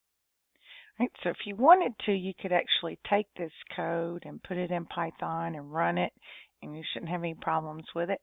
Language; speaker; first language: English; native; English